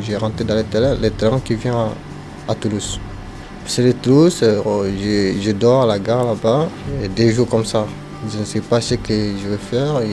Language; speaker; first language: French; non-native, learner; Bambara